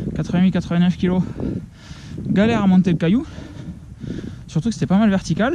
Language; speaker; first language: French; native; French